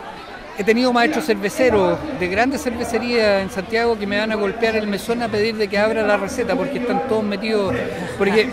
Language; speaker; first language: Spanish; native; Spanish